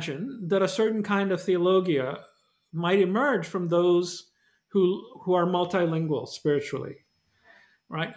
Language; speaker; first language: English; non-native, local second language; Malayalam